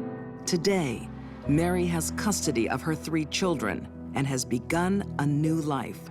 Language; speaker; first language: English; native; English